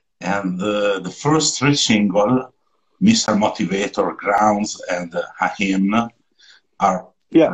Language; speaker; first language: English; non-native, learner; Italian